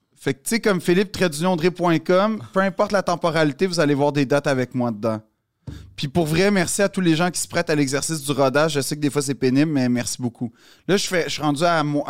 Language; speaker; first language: French; native; French